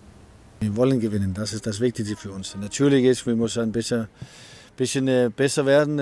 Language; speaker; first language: German; non-native, fluent; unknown